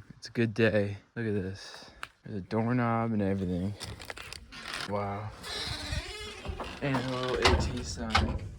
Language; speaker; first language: English; native; English